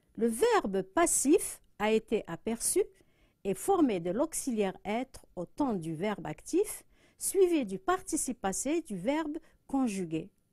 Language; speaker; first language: French; non-native, local second language; Arabic